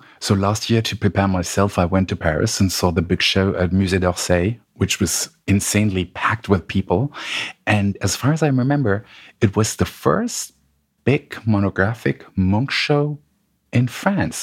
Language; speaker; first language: English; non-native, fluent; German